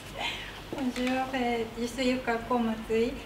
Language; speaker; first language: French; non-native, learner; Japanese